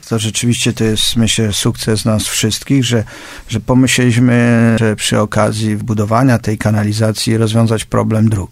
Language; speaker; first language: Polish; native; Polish